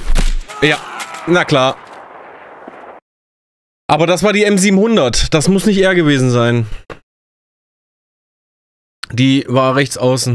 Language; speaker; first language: German; native; German